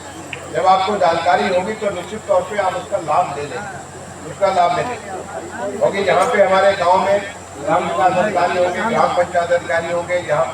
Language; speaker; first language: Hindi; native; Hindi